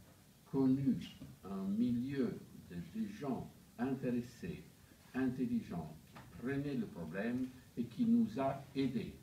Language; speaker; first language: French; non-native, fluent; Italian